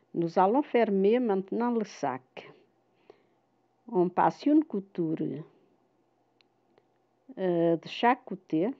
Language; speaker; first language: French; non-native, fluent; Portuguese